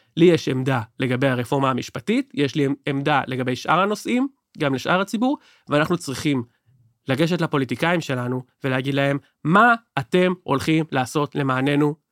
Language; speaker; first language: Hebrew; native; Hebrew